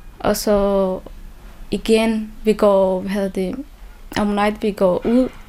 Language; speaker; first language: Danish; non-native, learner; Somali